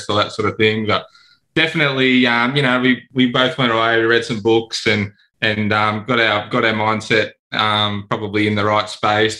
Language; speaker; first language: English; native; English